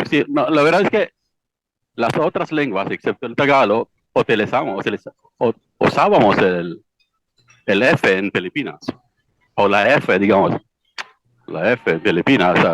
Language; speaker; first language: Spanish; non-native, fluent; Iloko